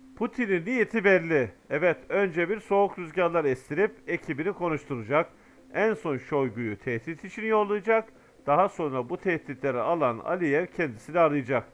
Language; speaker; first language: Turkish; native; Turkish